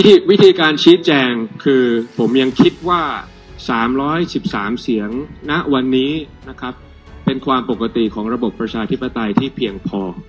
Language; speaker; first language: Thai; native; Thai